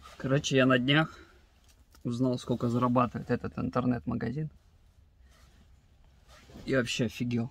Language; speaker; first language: Russian; native; Russian